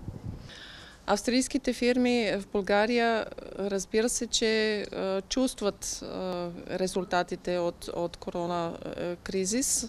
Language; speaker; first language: Bulgarian; non-native, fluent; German